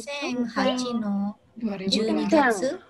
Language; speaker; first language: Japanese; non-native, fluent; Indonesian